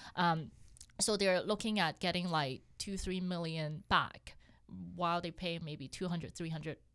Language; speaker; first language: English; non-native, local second language; Cantonese